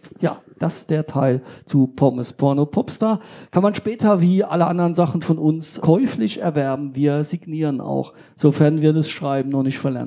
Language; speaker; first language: German; native; German